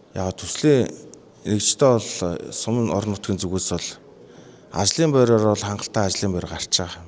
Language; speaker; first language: Mongolian; native; Mongolian